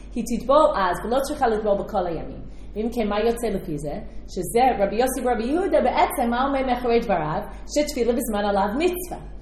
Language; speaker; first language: Hebrew; non-native, fluent; English